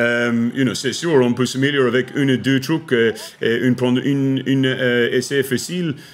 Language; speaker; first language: French; non-native, learner; English